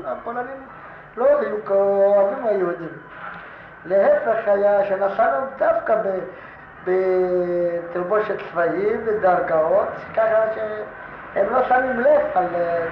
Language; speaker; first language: Hebrew; non-native, fluent; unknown